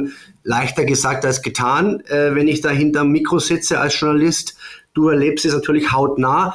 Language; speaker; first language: German; native; German